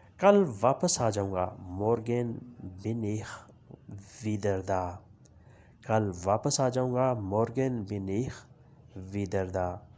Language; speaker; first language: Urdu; non-native, local second language; Punjabi